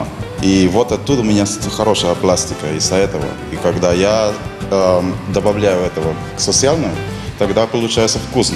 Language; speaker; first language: Russian; non-native, fluent; Spanish